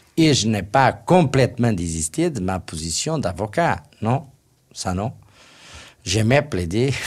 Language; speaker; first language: French; non-native, fluent; Portuguese